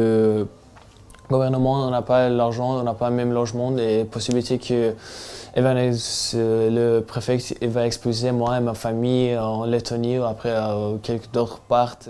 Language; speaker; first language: French; non-native, learner; Tajik